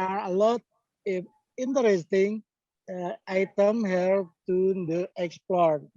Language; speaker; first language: English; non-native, fluent; Indonesian